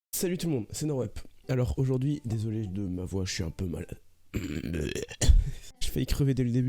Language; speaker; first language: French; native; French